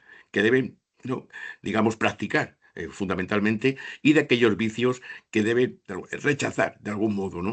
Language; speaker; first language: Spanish; native; Spanish